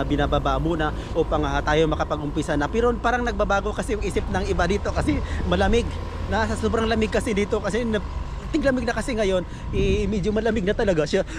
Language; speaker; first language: Filipino; non-native, local second language; Cebuano